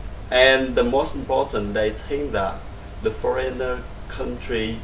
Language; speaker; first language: English; non-native, learner; Vietnamese